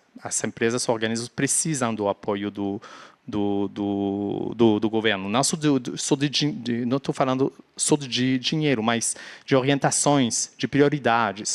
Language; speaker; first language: Portuguese; non-native, fluent; French